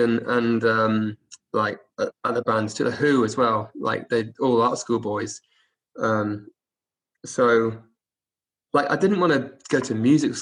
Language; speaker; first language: English; native; English